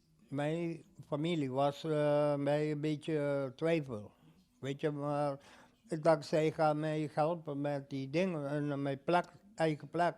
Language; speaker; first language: Dutch; non-native, local second language; Papiamento